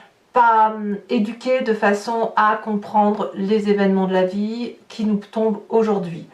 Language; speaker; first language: French; native; French